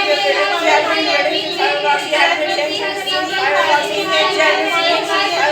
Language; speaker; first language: English; non-native, learner; Hindi